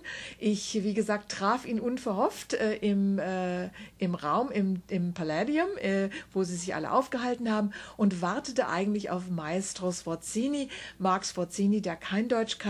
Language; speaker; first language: German; native; German